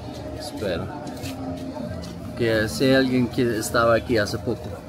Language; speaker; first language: Spanish; non-native, learner; Swedish